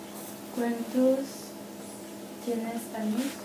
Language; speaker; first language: Spanish; non-native, learner; French